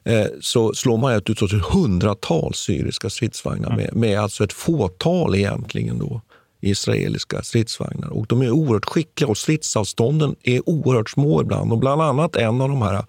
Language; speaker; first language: Swedish; native; Swedish